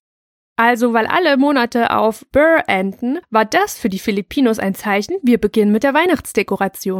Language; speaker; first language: German; native; German